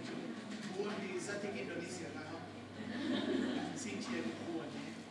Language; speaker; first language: Vietnamese; non-native, fluent; English